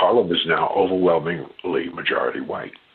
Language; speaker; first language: English; native; English